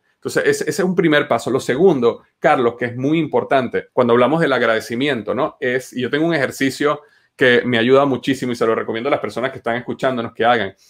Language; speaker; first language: Spanish; native; Spanish